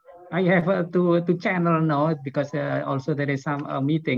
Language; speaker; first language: English; non-native, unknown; Indonesian